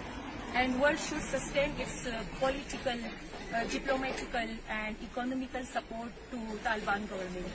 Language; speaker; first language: English; non-native, learner; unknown